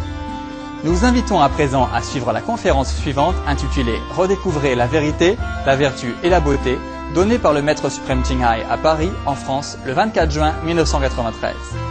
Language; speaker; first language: French; native; French